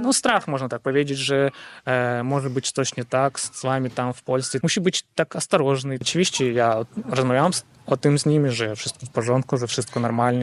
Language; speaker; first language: Polish; non-native, learner; Russian